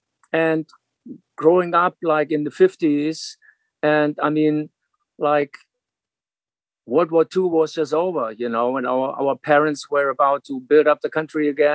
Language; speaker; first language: English; non-native, fluent; German